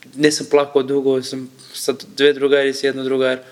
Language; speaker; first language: Serbian; non-native, learner; Kurdish